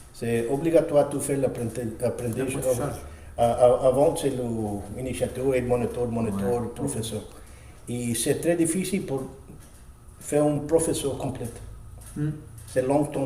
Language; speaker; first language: French; non-native, learner; Spanish